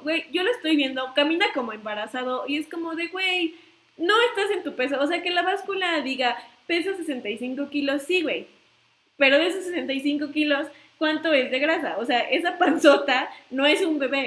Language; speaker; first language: Spanish; native; Spanish